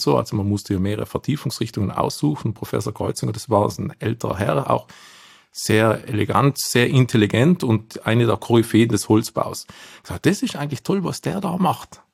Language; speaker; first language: German; native; German